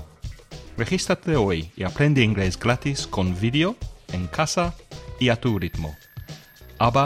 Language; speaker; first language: Spanish; non-native, fluent; English